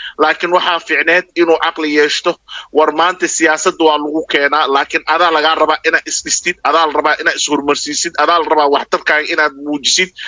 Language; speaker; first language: Somali; non-native, local second language; Maay